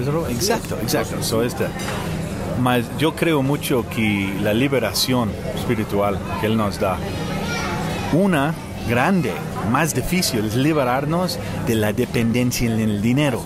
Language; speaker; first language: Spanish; non-native, fluent; English